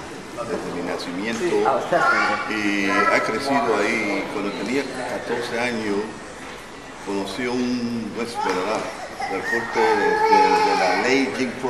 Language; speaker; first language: Spanish; non-native, local second language; English